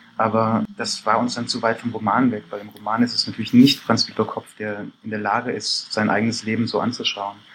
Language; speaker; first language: German; early bilingual, other home language; Persian